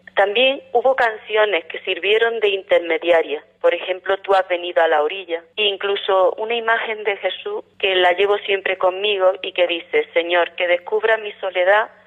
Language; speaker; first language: Spanish; native; Spanish